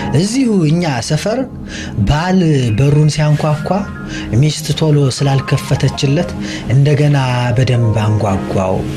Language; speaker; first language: Amharic; native; Amharic